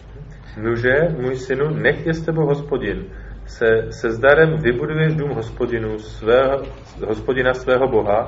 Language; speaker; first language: Czech; native; Czech